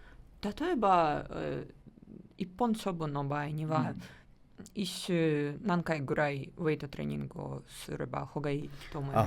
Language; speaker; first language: Japanese; non-native, learner; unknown